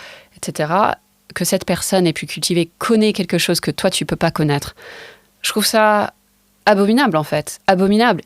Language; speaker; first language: French; non-native, fluent; English